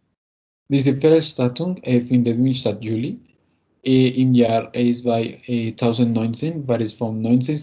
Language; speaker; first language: German; non-native, learner; Spanish